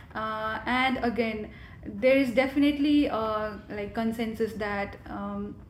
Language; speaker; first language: English; non-native, local second language; Nepali